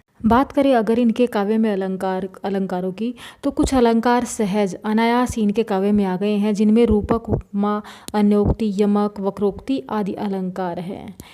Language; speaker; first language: Hindi; native; Hindi